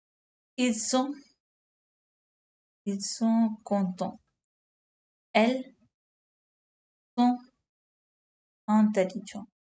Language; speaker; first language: French; non-native, learner; Urdu